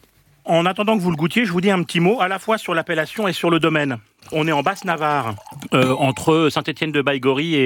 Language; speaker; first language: French; native; French